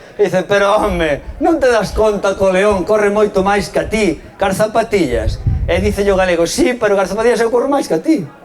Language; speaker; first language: Galician; non-native, local second language; Spanish